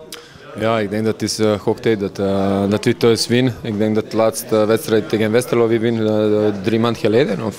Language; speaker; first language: Dutch; non-native, learner; Serbian